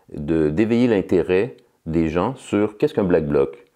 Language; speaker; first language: French; native; French